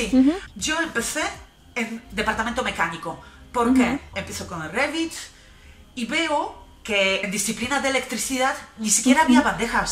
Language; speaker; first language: Spanish; non-native, fluent; Polish